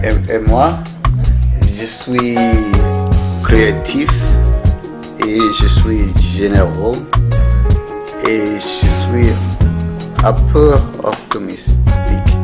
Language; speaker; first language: French; non-native, learner; English